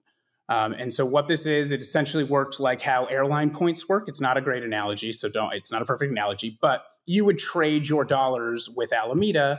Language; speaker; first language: English; native; English